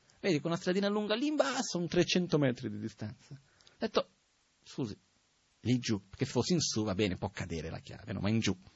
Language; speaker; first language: Italian; non-native, fluent; Portuguese